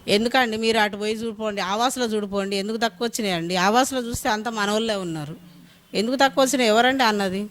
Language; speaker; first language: Telugu; native; Telugu